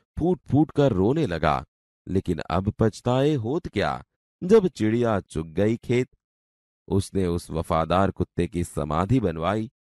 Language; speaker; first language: Hindi; non-native, local second language; Gujarati